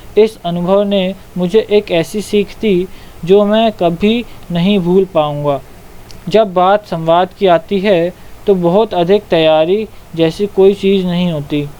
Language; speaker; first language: Hindi; native; Hindi